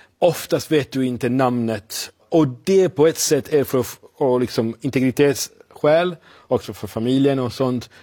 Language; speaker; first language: Swedish; non-native, fluent; Italian